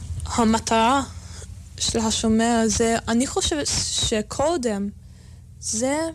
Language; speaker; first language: Hebrew; non-native, fluent; English